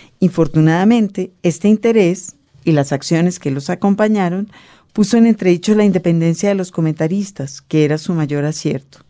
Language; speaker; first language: Spanish; native; Spanish